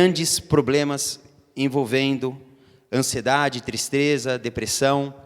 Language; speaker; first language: Portuguese; native; Portuguese